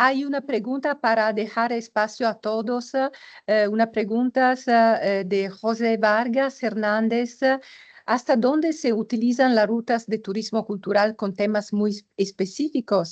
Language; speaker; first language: Spanish; non-native, fluent; Italian